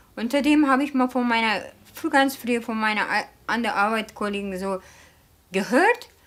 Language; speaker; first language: German; non-native, fluent; Turkish